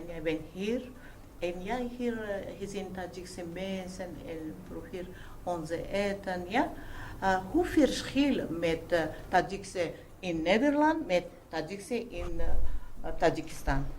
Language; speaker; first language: Dutch; non-native, learner; Tajik